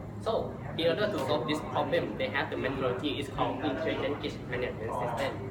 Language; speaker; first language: English; non-native, learner; Thai